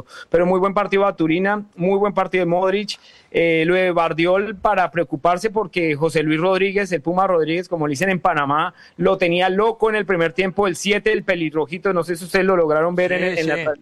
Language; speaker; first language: Spanish; native; Spanish